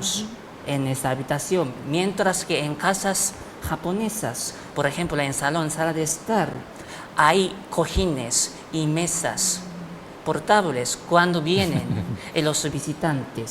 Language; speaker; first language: Spanish; non-native, fluent; Japanese